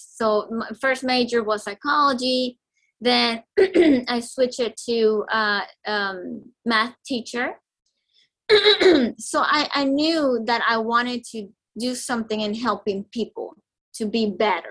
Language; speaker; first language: English; non-native, fluent; Spanish